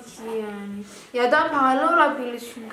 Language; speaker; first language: Turkish; non-native, learner; Indonesian